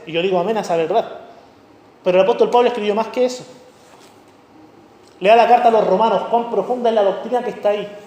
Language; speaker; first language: Spanish; native; Spanish